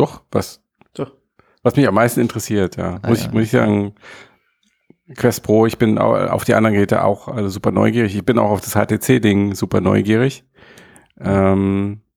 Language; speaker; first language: German; native; German